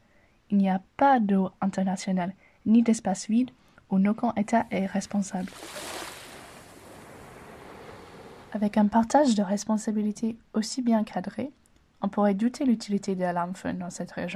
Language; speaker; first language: French; native; French